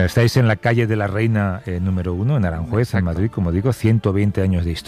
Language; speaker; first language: Spanish; native; Spanish